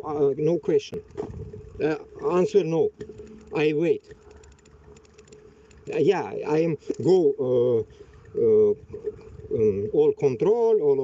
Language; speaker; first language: English; non-native, learner; Bashkir